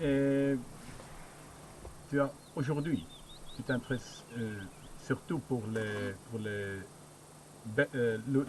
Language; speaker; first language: French; non-native, learner; Swedish